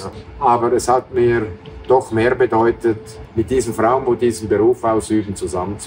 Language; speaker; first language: German; native; German